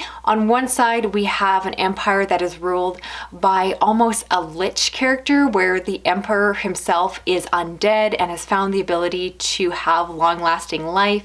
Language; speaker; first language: English; native; English